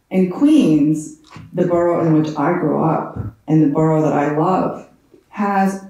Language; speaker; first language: English; native; English